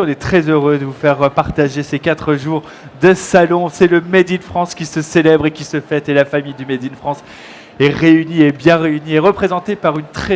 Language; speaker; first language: French; native; French